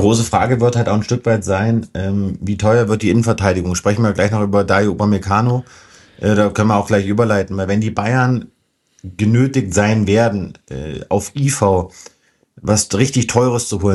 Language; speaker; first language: German; native; German